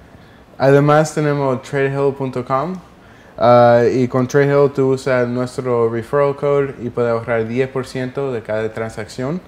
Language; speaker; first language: Spanish; early bilingual, heritage; English